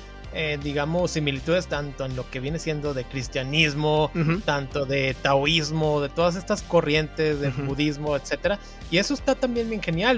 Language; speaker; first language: Spanish; native; Spanish